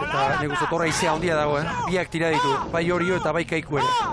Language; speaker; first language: Basque; native; Basque